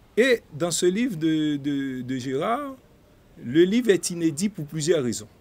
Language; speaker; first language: French; non-native, local second language; Haitian Creole